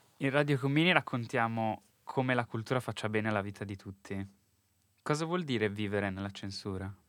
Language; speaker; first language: Italian; native; Italian